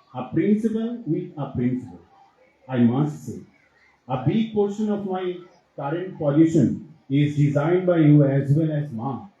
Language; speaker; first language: English; non-native, local second language; Bangla